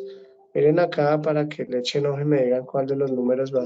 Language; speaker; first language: Spanish; native; Spanish